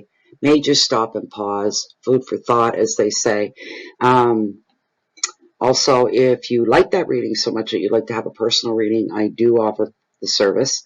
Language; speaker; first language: English; native; English